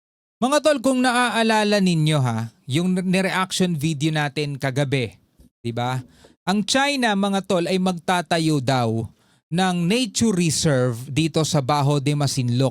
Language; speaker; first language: Filipino; native; Filipino